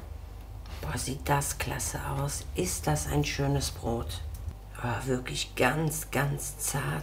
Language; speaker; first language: German; native; German